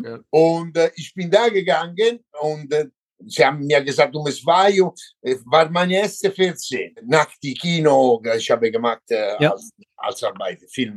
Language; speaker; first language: German; non-native, learner; Italian